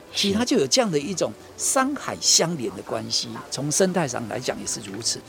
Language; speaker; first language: Min Nan Chinese; native; Min Nan Chinese